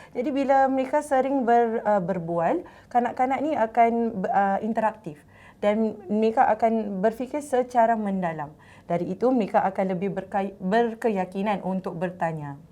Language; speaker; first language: Malay; native; Malay